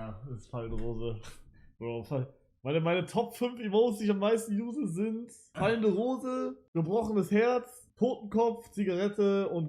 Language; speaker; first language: German; native; German